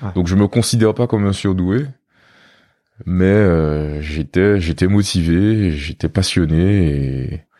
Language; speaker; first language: French; native; French